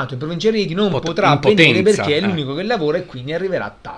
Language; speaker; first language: Italian; native; Italian